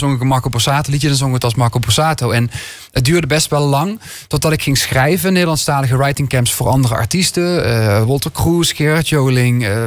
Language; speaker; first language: Dutch; native; Dutch